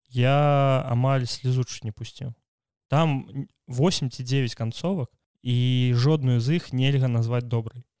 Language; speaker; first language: Belarusian; non-native, local second language; Russian